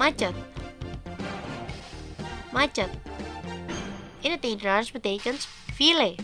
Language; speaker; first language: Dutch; non-native, fluent; Indonesian